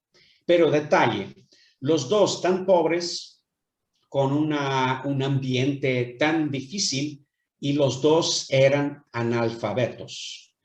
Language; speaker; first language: Spanish; non-native, fluent; Portuguese